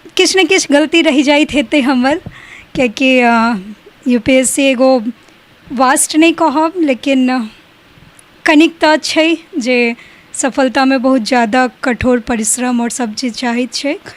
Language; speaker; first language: Maithili; native; Maithili